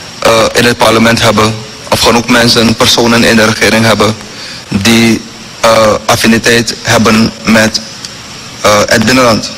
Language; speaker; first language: Dutch; non-native, local second language; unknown